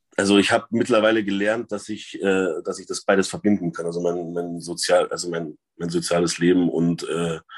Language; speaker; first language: German; native; German